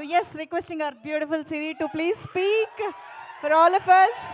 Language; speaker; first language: Telugu; native; Telugu